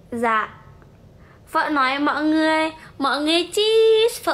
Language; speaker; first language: Vietnamese; non-native, learner; Indonesian